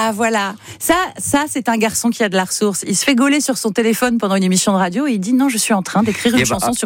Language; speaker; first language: French; native; French